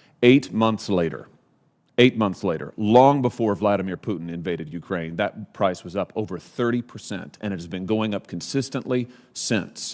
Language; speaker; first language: English; native; English